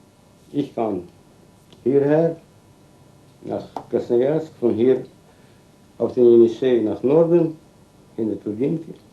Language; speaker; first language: German; early bilingual, heritage; German